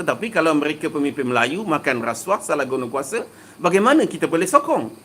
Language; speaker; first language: Malay; native; Malay